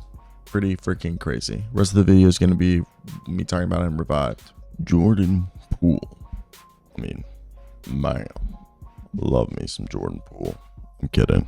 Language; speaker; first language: English; native; English